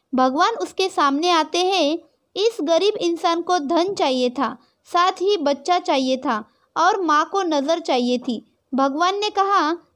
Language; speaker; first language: Hindi; non-native, local second language; Marathi